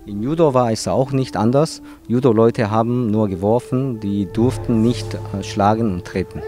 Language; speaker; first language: German; non-native, fluent; Korean